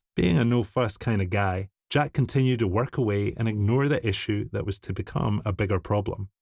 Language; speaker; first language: English; native; English